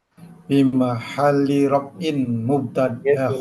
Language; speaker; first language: Arabic; non-native, learner; Indonesian